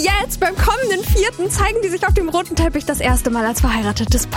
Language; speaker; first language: German; native; German